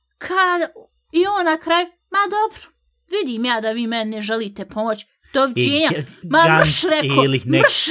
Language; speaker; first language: Bosnian; early bilingual, heritage; Bosnian